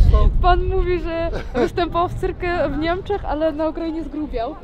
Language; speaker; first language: Polish; non-native, fluent; Ukrainian